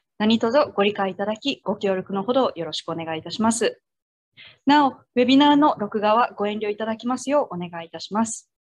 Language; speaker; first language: Japanese; native; Japanese